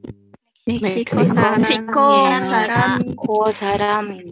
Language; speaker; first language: Korean; non-native, learner; Indonesian